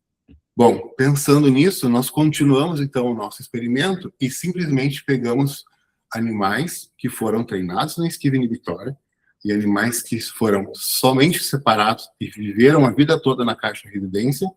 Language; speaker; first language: Portuguese; native; Portuguese